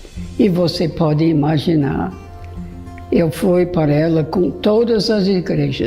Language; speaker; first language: Portuguese; non-native, fluent; English